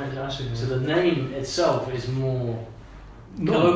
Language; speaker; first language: English; native; English